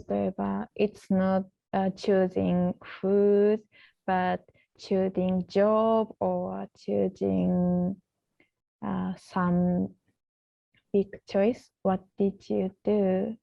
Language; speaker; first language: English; non-native, learner; Japanese